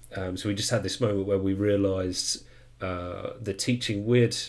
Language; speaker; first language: English; native; English